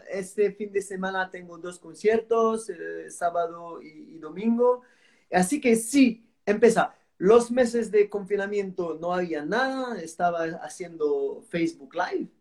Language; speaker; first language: Spanish; non-native, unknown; French